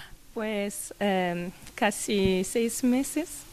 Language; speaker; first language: Spanish; non-native, fluent; Arabic